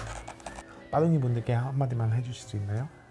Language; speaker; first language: Korean; native; Korean